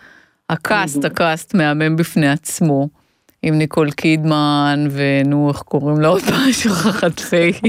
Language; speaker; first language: Hebrew; native; Hebrew